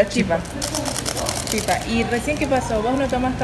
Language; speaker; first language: Spanish; native; Spanish